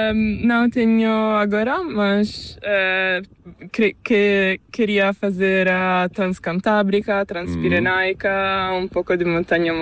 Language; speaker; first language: Spanish; non-native, learner; Italian